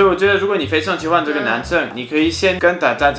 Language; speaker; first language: Chinese; non-native, fluent; French